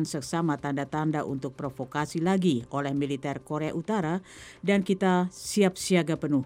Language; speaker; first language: Indonesian; native; Indonesian